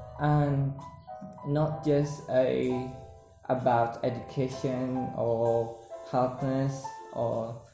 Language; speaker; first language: English; non-native, learner; Indonesian